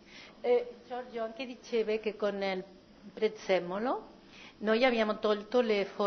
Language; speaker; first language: Italian; non-native, learner; Spanish